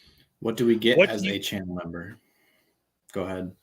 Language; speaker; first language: English; native; English